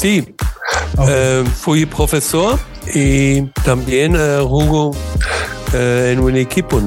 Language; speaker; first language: Spanish; non-native, learner; German